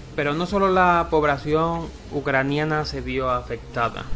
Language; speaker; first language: Spanish; native; Spanish